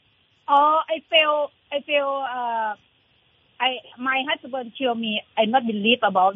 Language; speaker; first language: English; non-native, learner; Thai